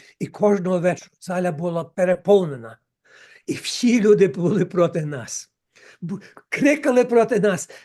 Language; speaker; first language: Ukrainian; early bilingual, heritage; Ukrainian